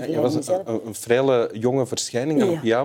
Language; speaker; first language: Dutch; native; Dutch